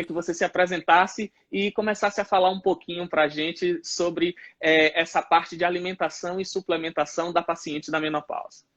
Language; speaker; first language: Portuguese; native; Portuguese